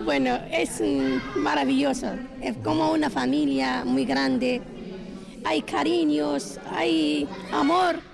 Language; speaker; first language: Spanish; non-native, learner; Arabic